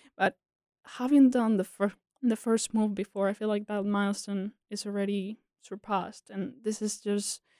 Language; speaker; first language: English; non-native, fluent; Spanish